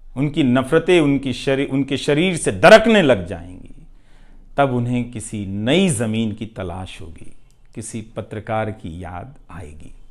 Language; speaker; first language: Hindi; non-native, local second language; Bhojpuri